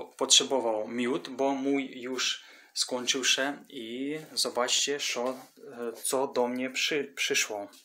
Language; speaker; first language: Polish; non-native, learner; Russian